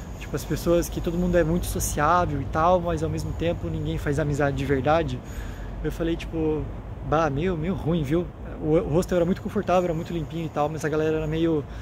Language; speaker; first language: Portuguese; native; Portuguese